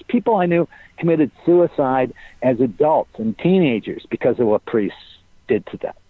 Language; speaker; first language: English; native; English